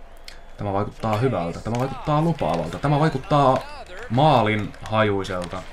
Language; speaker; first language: Finnish; native; Finnish